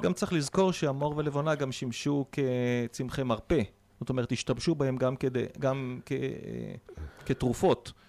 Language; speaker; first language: Hebrew; native; Hebrew